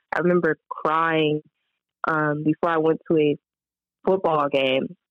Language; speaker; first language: English; native; English